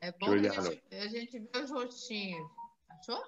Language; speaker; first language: Portuguese; native; Portuguese